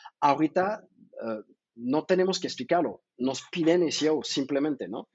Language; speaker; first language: Spanish; non-native, fluent; French